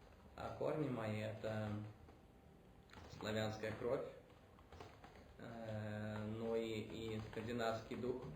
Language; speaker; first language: Russian; early bilingual, heritage; Russian